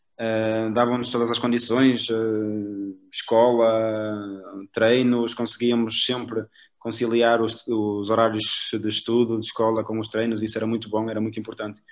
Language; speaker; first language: Portuguese; native; Portuguese